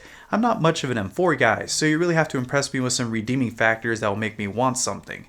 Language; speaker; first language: English; native; English